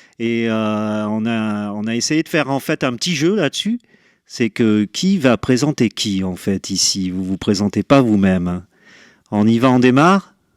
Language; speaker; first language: French; native; French